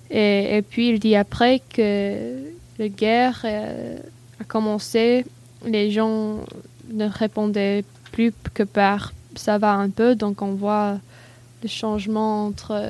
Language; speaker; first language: French; non-native, learner; English